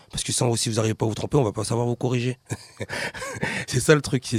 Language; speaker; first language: French; native; French